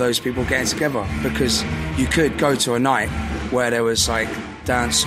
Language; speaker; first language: English; native; English